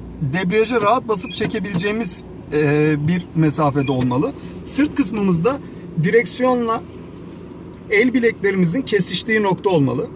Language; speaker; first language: Turkish; native; Turkish